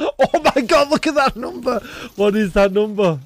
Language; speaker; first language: English; native; English